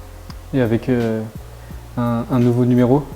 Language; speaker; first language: French; native; French